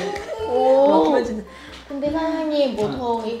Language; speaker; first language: Korean; non-native, learner; Vietnamese